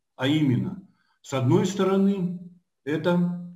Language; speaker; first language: Russian; native; Russian